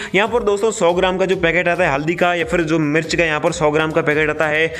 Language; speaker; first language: Hindi; native; Hindi